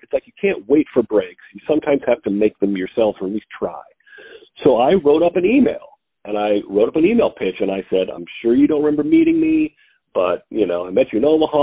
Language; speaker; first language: English; native; English